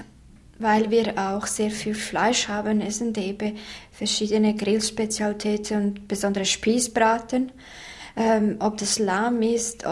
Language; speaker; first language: German; non-native, fluent; Bosnian